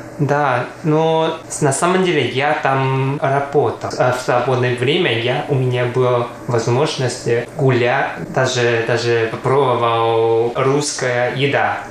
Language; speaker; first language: Russian; non-native, learner; Chinese